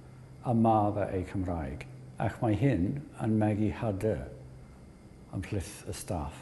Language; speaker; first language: Welsh; non-native, learner; English